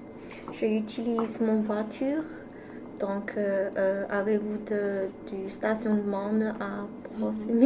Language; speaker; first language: French; non-native, learner; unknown